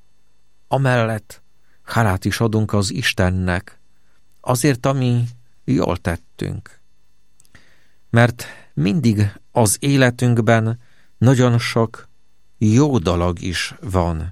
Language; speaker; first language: Hungarian; non-native, fluent; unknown